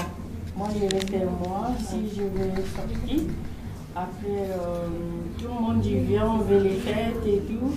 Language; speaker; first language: French; non-native, local second language; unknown